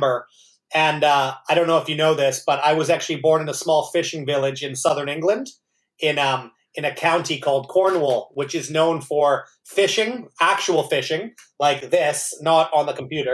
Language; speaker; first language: English; native; English